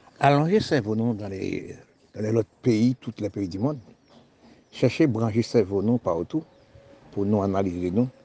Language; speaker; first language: French; non-native, local second language; Haitian Creole